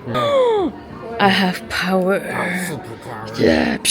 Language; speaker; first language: English; non-native, learner; French